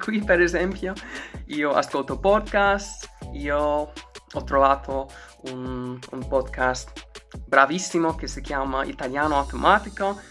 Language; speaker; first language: Italian; non-native, learner; English